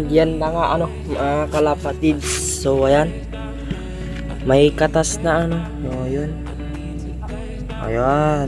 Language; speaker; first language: Filipino; native; Filipino